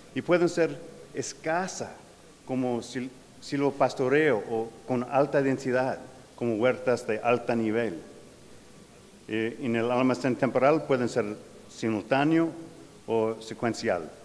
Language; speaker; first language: Spanish; non-native, learner; English